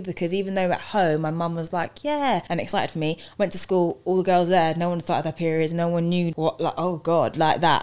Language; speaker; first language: English; native; English